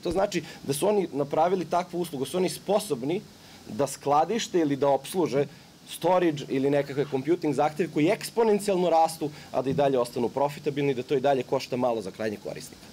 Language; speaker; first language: Serbian; native; Serbian